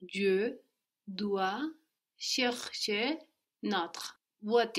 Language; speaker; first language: French; non-native, learner; English